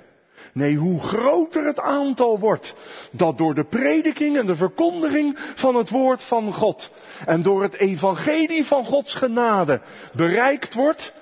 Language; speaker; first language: Dutch; native; Dutch